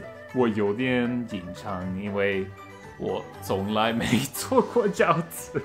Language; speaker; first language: Chinese; non-native, fluent; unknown